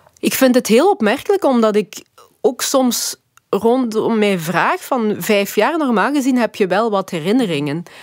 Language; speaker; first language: Dutch; early bilingual, other home language; Lingala